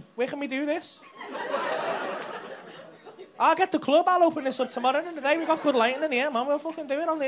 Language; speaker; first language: English; native; English